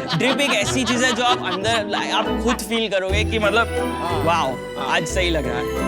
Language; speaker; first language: Hindi; early bilingual, heritage; Hindi